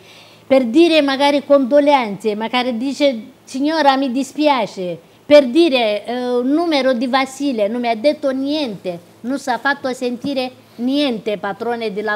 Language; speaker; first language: Italian; non-native, local second language; Romanian